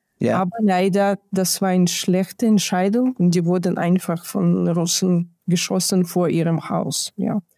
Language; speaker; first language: German; non-native, fluent; Ukrainian